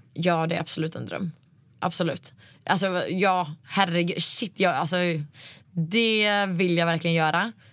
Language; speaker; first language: Swedish; native; Swedish